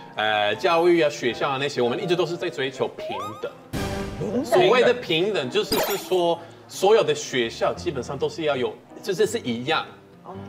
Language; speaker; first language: Chinese; non-native, fluent; Swedish